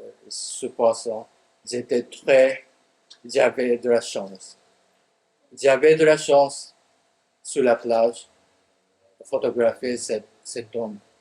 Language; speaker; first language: French; non-native, fluent; Japanese